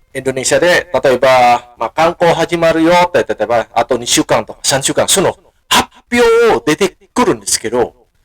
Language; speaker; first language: Japanese; non-native, fluent; Indonesian